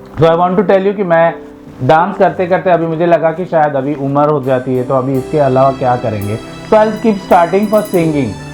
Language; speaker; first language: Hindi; non-native, local second language; Malayalam